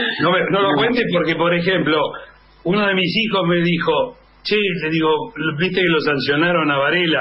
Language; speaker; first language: Spanish; native; Spanish